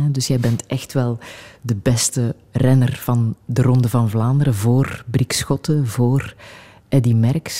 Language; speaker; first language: Dutch; native; Dutch